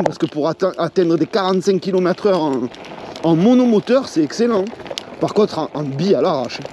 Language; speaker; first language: French; native; French